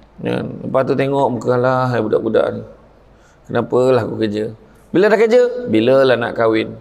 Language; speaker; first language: Malay; native; Malay